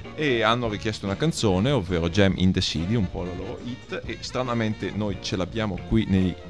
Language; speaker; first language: Italian; native; Italian